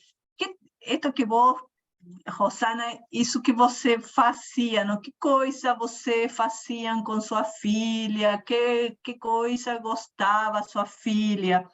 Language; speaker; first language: Portuguese; non-native, learner; Spanish